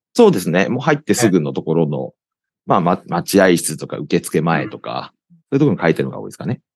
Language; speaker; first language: Japanese; native; Japanese